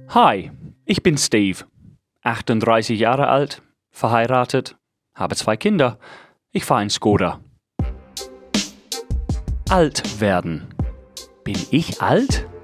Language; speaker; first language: German; non-native, fluent; English